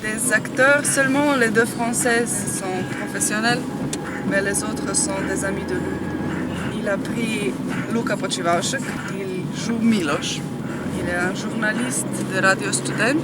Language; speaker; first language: French; non-native, fluent; Slovenian